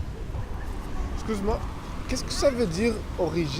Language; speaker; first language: French; non-native, learner; Portuguese